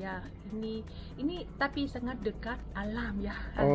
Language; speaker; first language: Indonesian; non-native, fluent; Vietnamese